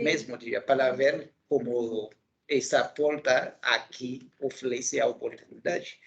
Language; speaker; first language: Portuguese; non-native, local second language; Haitian Creole